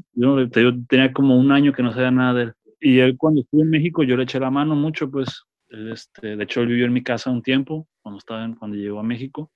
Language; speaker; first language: Spanish; native; Spanish